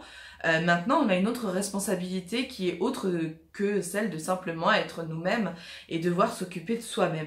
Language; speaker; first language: French; native; French